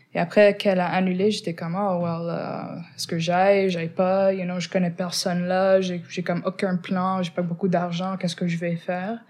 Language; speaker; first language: French; non-native, fluent; English